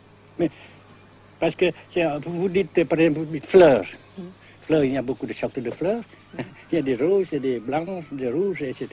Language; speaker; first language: French; non-native, fluent; Vietnamese